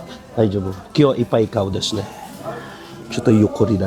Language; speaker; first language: Japanese; non-native, learner; Filipino